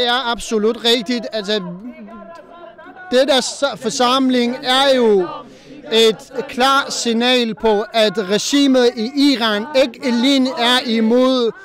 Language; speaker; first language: Danish; non-native, fluent; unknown